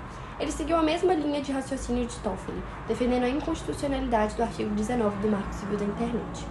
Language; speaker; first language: Portuguese; native; Portuguese